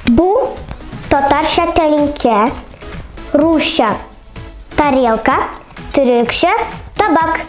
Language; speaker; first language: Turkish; non-native, learner; Tatar